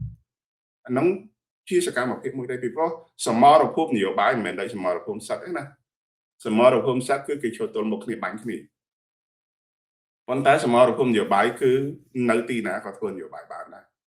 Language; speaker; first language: Khmer; native; Khmer